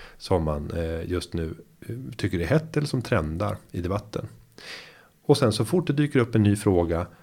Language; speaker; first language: Swedish; native; Swedish